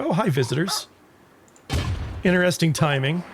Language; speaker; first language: English; native; English